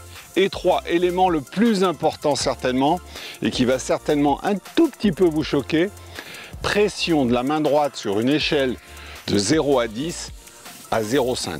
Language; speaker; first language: French; native; French